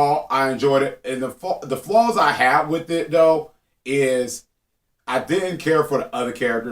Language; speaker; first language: English; native; English